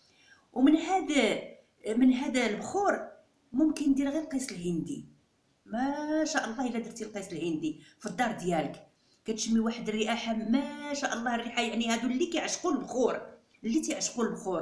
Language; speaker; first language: Arabic; native; Arabic